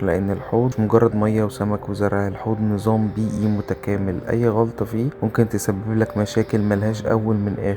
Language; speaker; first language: Arabic; native; Arabic